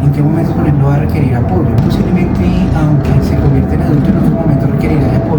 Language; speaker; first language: Spanish; native; Spanish